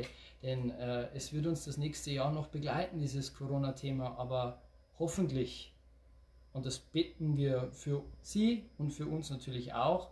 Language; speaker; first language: German; native; German